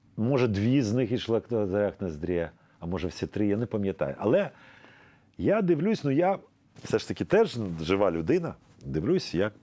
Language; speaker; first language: Ukrainian; non-native, local second language; Russian